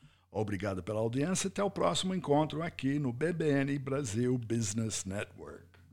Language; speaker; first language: Portuguese; non-native, fluent; English